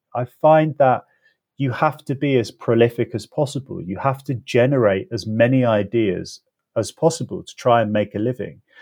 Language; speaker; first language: English; native; English